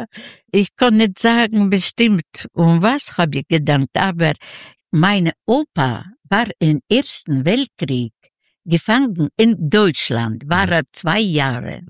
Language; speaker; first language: German; non-native, learner; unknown